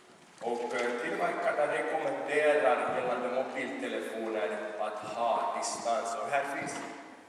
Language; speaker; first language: Swedish; non-native, local second language; Finnish